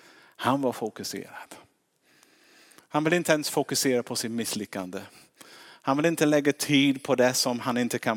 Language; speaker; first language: Swedish; non-native, fluent; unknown